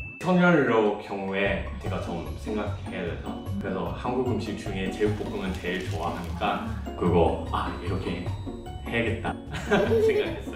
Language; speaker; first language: Korean; non-native, fluent; English